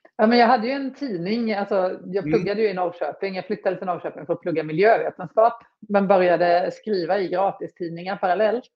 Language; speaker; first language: Swedish; native; Swedish